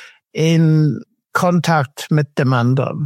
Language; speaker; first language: German; non-native, fluent; English